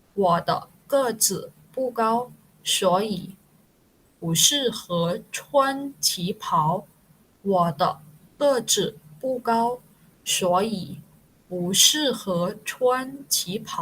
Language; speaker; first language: Chinese; non-native, fluent; Thai